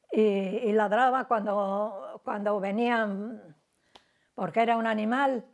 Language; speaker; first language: Spanish; native; Spanish